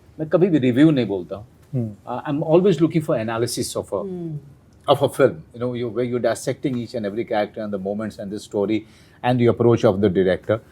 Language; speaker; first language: Hindi; native; Hindi